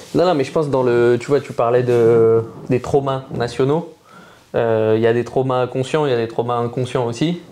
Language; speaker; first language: French; native; French